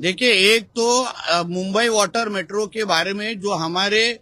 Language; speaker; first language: Hindi; non-native, local second language; Marathi